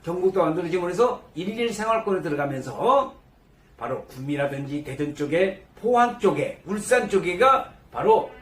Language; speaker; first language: Korean; native; Korean